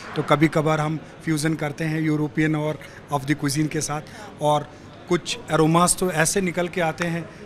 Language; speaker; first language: Hindi; native; Hindi